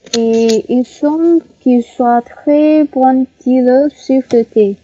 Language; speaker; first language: French; non-native, learner; Chinese